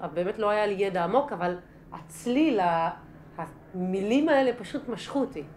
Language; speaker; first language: Hebrew; native; Hebrew